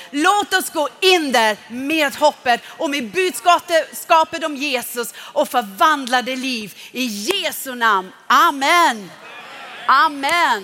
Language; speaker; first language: Swedish; non-native, fluent; German